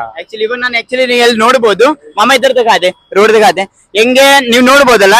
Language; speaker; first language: Kannada; non-native, local second language; Punjabi